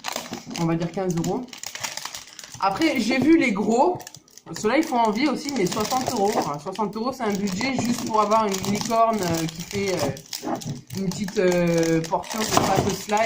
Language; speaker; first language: French; native; French